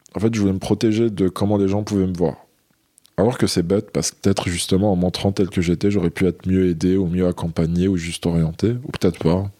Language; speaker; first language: French; non-native, local second language; Arabic